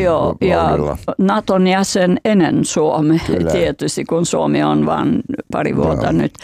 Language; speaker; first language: Finnish; non-native, fluent; Albanian